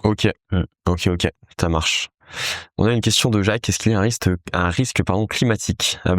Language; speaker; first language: French; native; French